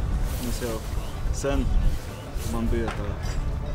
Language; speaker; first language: Latvian; non-native, local second language; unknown